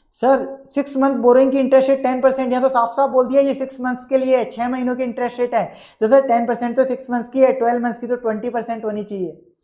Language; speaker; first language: Hindi; native; Hindi